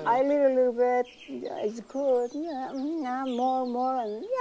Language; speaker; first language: English; non-native, learner; Spanish